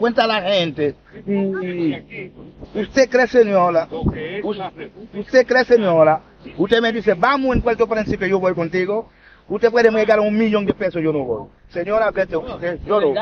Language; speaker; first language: Spanish; non-native, learner; Haitian Creole